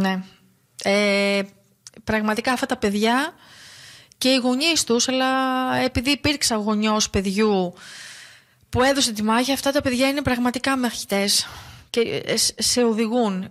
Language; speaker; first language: Greek; native; Greek